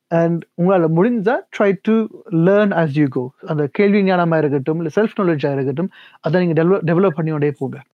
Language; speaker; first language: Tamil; early bilingual, heritage; Tamil